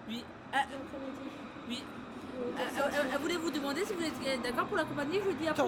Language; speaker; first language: French; native; French